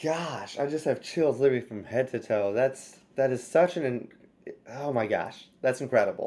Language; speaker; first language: English; native; English